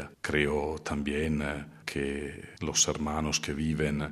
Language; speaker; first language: Spanish; non-native, fluent; Italian